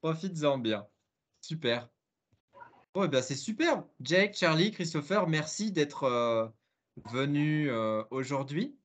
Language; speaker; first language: French; non-native, fluent; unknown